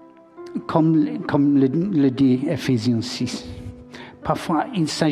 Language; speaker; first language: French; non-native, learner; English